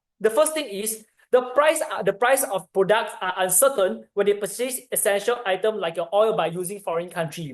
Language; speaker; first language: English; non-native, learner; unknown